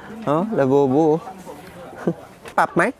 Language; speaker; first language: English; non-native, local second language; Filipino